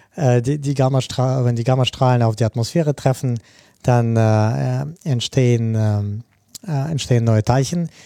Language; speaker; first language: German; non-native, fluent; Russian